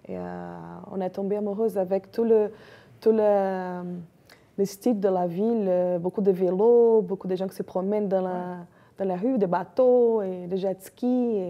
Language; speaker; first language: French; non-native, fluent; Portuguese